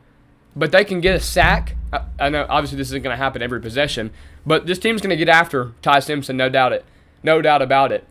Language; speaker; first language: English; native; English